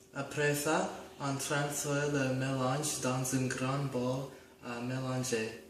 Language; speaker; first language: French; non-native, learner; English